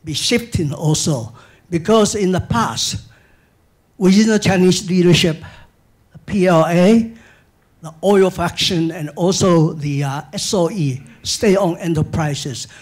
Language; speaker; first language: English; non-native, fluent; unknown